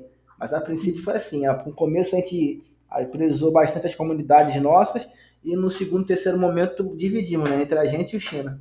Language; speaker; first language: Portuguese; native; Portuguese